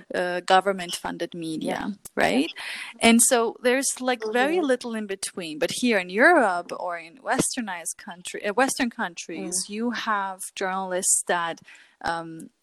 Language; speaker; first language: English; early bilingual, other home language; Kurdish